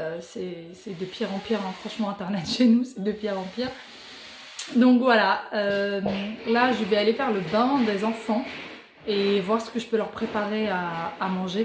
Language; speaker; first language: French; native; French